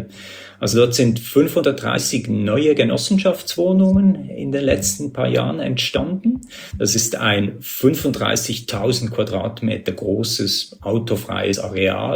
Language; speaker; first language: German; native; German